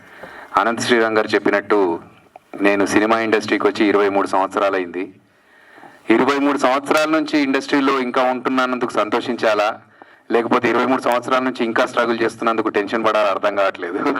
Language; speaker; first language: Telugu; native; Telugu